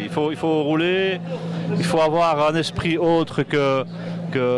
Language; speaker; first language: French; native; French